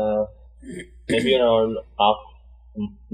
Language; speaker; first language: English; non-native, learner; Indonesian